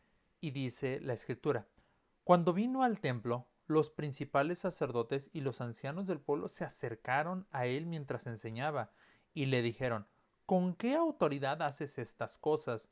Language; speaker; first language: Spanish; native; Spanish